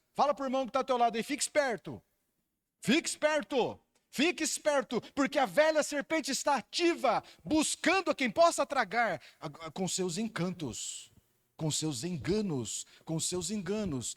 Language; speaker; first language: Portuguese; native; Portuguese